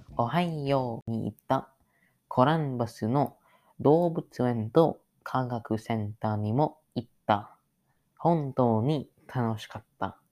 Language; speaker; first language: Japanese; non-native, learner; English